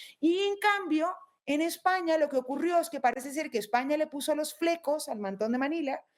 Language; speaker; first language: Spanish; native; Spanish